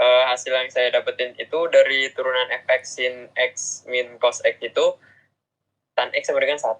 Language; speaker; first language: Indonesian; native; Indonesian